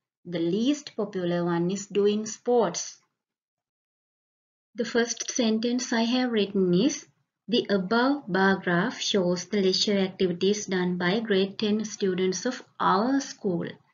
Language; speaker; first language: English; non-native, local second language; Sinhala